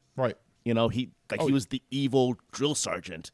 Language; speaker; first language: English; native; English